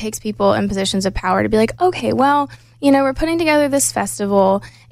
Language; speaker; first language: English; native; English